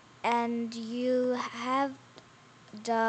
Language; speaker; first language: English; non-native, learner; Korean